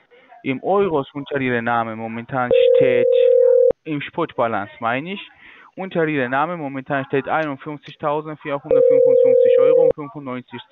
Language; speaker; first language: German; non-native, fluent; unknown